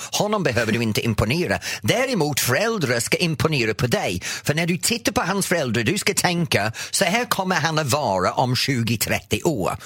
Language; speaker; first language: Swedish; non-native, fluent; English